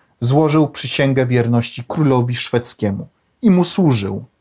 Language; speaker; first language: Polish; native; Polish